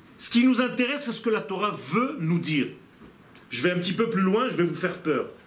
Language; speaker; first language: French; non-native, fluent; Hebrew